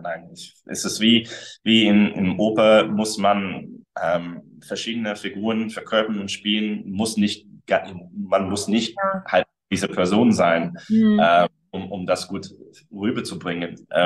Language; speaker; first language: German; early bilingual, other home language; English